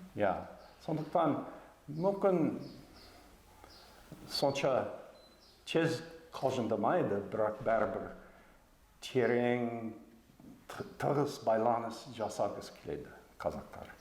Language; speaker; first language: Kazakh; non-native, fluent; English